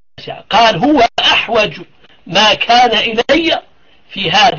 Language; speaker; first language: Arabic; non-native, fluent; French